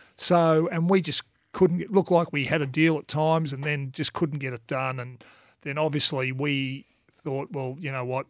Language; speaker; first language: English; native; English